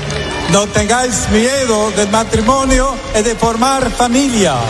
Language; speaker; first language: Spanish; non-native, fluent; English